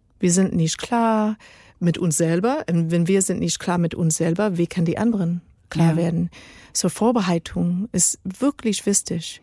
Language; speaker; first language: German; non-native, learner; Spanish